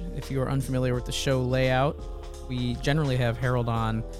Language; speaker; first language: English; native; English